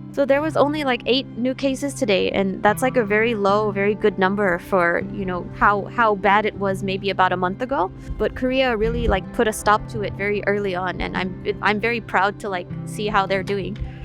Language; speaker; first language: English; native; English